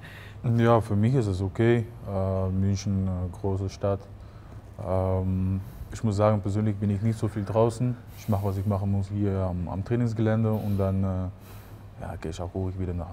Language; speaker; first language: German; non-native, fluent; Dutch